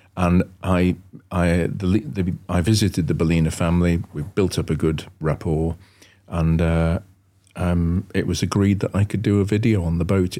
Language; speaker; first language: English; native; English